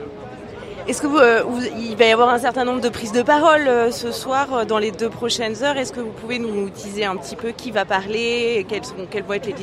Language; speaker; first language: French; native; French